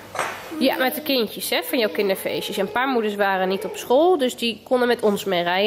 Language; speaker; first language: Dutch; native; Dutch